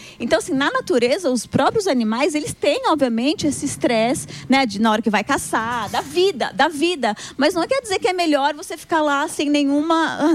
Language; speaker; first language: Portuguese; native; Portuguese